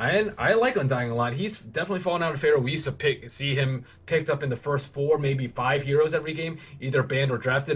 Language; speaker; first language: English; native; English